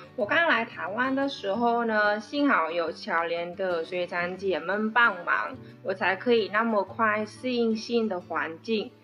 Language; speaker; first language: Chinese; non-native, fluent; Vietnamese